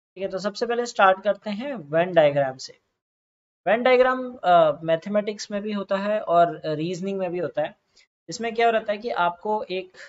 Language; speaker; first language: Hindi; native; Hindi